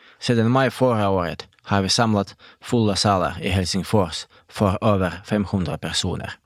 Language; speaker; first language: Swedish; non-native, fluent; Russian